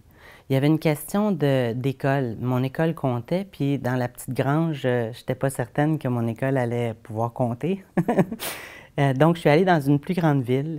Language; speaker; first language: French; native; French